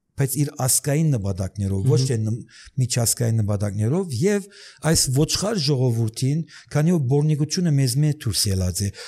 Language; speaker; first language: Armenian; early bilingual, heritage; Armenian